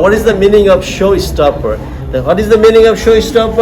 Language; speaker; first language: English; non-native, local second language; Bangla